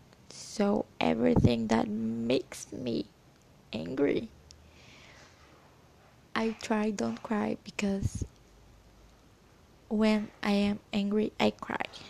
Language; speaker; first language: English; non-native, learner; Portuguese